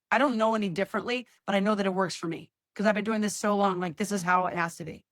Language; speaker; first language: English; native; English